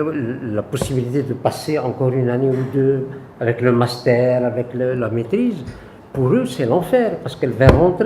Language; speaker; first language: French; non-native, local second language; Arabic